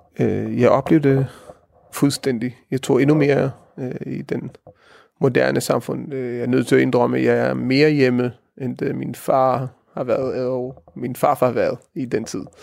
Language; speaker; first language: Danish; early bilingual, heritage; Danish